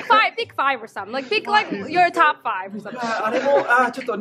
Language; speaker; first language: English; non-native, fluent; Japanese